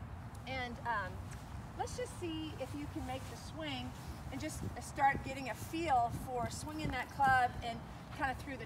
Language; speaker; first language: English; native; English